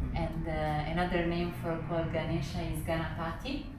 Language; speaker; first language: English; non-native, fluent; Italian